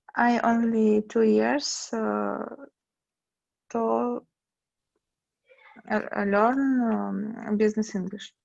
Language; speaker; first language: English; non-native, learner; Russian